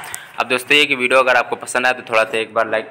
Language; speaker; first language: Hindi; native; Hindi